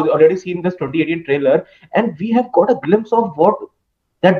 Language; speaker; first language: English; non-native, local second language; Hindi